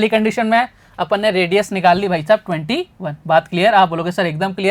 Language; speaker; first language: Hindi; native; Hindi